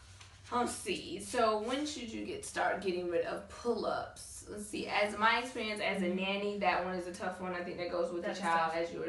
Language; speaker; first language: English; native; English